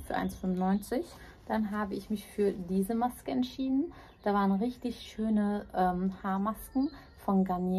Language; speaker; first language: German; early bilingual, other home language; Turkish